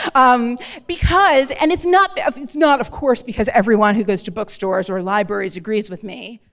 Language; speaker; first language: English; native; English